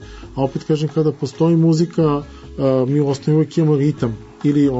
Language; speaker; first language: Serbian; native; Serbian